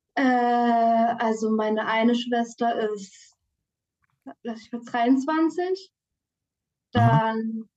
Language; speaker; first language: German; native; German